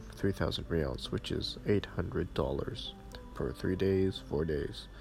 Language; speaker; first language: English; non-native, fluent; Arabic